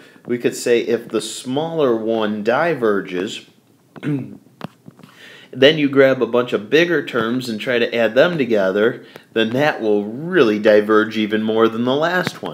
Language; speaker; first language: English; native; English